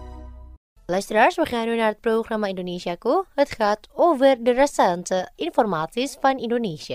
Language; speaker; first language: Dutch; non-native, fluent; Indonesian